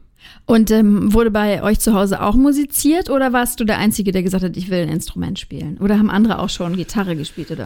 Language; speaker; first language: German; native; German